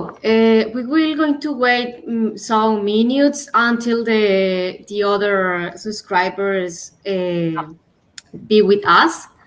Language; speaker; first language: English; non-native, learner; Spanish